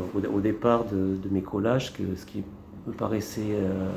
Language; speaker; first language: French; native; French